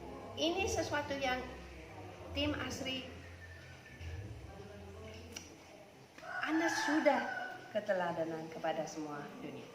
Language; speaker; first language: Indonesian; non-native, fluent; English